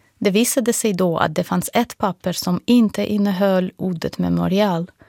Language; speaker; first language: Swedish; non-native, fluent; Russian